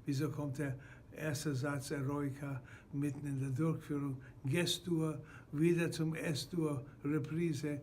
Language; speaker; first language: German; non-native, fluent; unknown